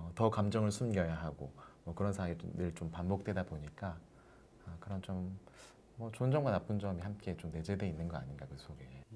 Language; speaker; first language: Korean; native; Korean